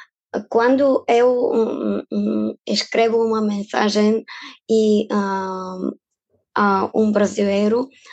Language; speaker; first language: Portuguese; non-native, fluent; Bulgarian